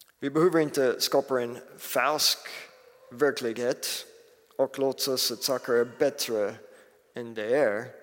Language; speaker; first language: Swedish; non-native, fluent; English